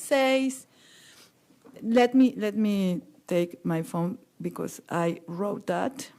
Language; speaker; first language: English; non-native, learner; Spanish